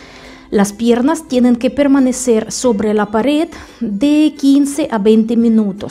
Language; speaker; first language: Spanish; non-native, fluent; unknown